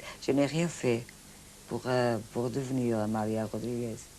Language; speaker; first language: French; non-native, fluent; Portuguese